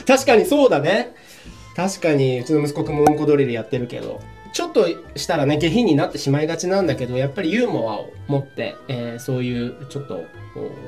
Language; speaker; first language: Japanese; native; Japanese